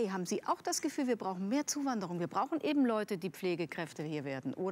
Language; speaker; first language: German; native; German